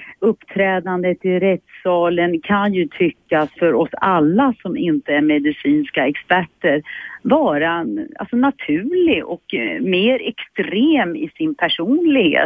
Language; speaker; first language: Swedish; native; Swedish